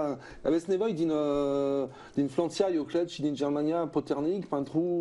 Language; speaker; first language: Romanian; non-native, learner; French